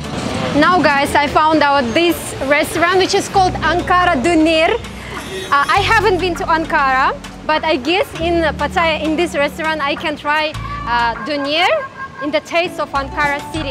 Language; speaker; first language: English; non-native, fluent; Kazakh